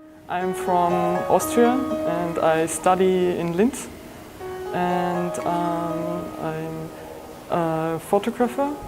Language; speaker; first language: English; non-native, fluent; German